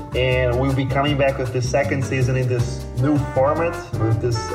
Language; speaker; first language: English; non-native, fluent; Portuguese